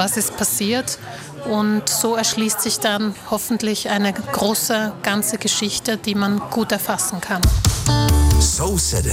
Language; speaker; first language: German; early bilingual, other home language; Slovak